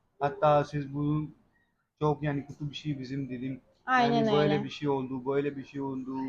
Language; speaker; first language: Turkish; non-native, learner; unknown